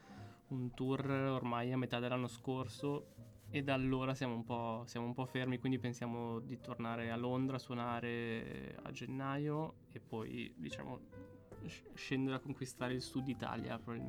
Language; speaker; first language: Italian; native; Italian